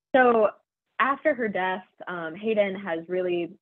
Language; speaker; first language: English; native; English